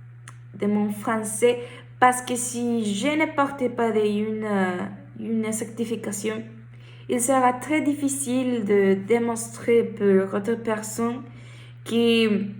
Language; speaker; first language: French; non-native, learner; Spanish